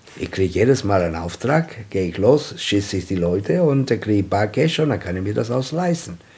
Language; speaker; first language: German; non-native, fluent; Italian